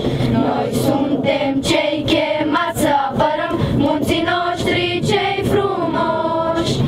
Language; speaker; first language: Romanian; native; Romanian